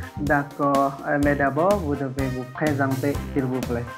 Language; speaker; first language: French; non-native, fluent; Indonesian